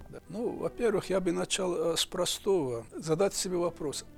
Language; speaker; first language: Russian; non-native, local second language; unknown